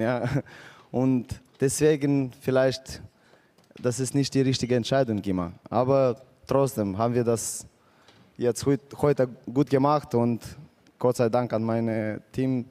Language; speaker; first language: German; non-native, fluent; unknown